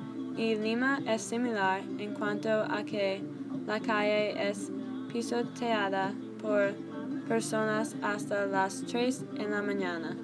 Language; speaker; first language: Spanish; non-native, learner; English